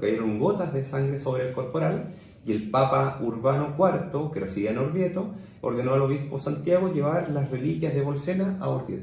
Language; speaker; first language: Spanish; native; Spanish